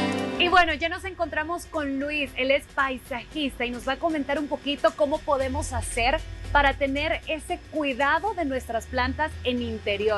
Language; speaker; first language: Spanish; native; Spanish